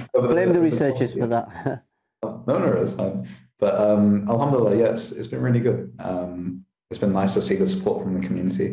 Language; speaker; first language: English; native; English